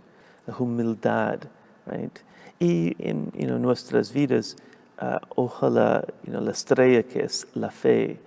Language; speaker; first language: Spanish; non-native, fluent; English